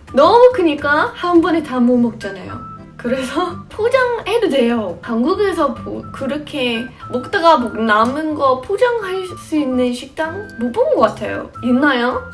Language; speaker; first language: Korean; non-native, fluent; English